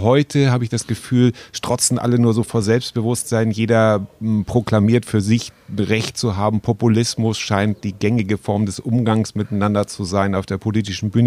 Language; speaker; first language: German; native; German